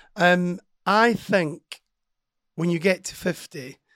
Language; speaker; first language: English; native; English